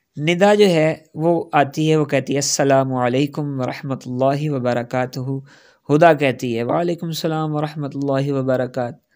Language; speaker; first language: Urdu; non-native, local second language; Punjabi